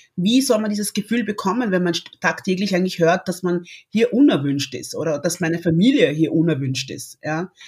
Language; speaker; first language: German; early bilingual, other home language; Lingala